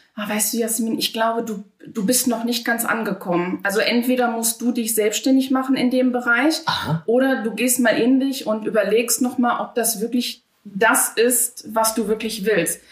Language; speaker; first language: German; native; German